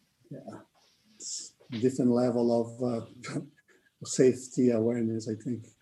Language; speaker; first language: English; non-native, fluent; Portuguese